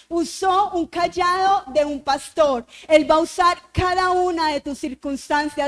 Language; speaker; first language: Spanish; native; Spanish